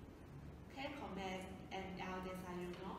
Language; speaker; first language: Spanish; non-native, learner; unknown